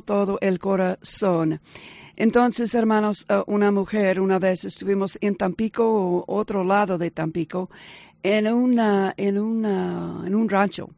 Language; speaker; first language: Spanish; early bilingual, heritage; Spanish